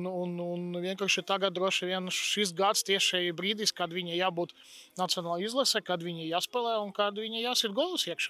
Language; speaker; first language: Latvian; non-native, local second language; Russian